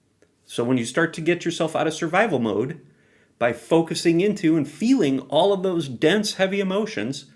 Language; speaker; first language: English; native; English